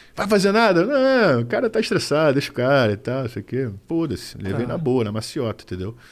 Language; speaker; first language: Portuguese; native; Portuguese